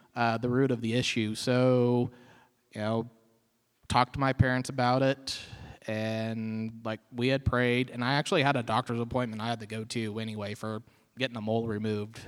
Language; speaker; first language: English; native; English